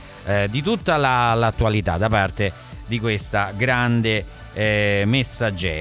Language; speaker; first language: Italian; native; Italian